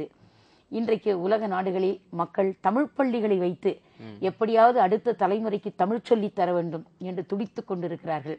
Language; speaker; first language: Tamil; native; Tamil